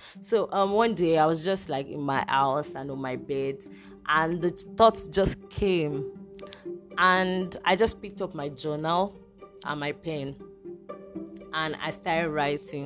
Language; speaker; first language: English; non-native, local second language; Yoruba